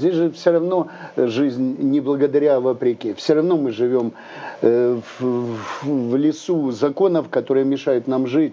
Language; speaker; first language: Russian; native; Russian